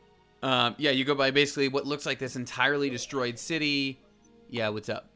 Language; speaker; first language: English; native; English